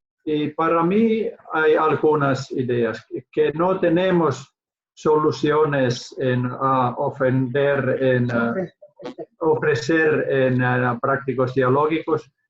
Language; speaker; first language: Spanish; non-native, learner; Finnish